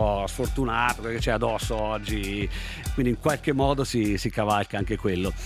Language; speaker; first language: Italian; native; Italian